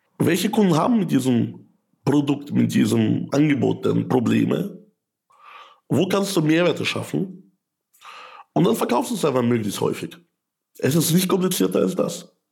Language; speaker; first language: German; early bilingual, other home language; Russian